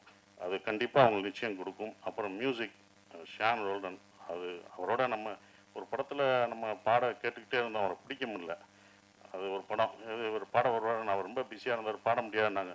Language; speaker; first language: Tamil; native; Tamil